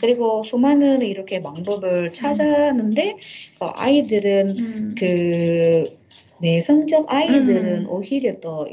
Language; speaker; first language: Korean; non-native, fluent; Indonesian